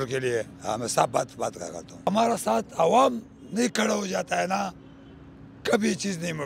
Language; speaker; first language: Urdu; non-native, local second language; Pashto